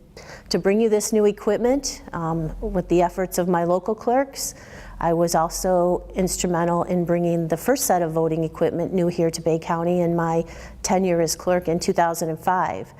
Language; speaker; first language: English; native; English